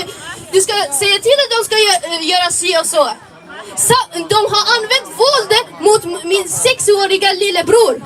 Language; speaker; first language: Swedish; early bilingual, other home language; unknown